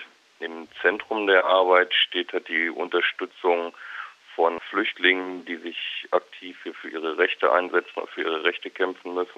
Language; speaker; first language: German; native; German